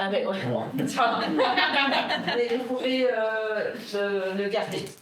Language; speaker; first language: French; non-native, fluent; English